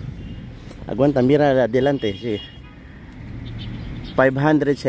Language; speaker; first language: Spanish; non-native, learner; Filipino